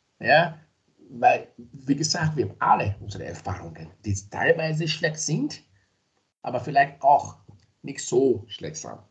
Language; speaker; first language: German; non-native, fluent; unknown